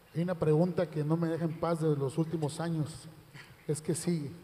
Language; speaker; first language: Spanish; native; Spanish